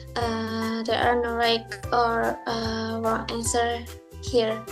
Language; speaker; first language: English; non-native, learner; Indonesian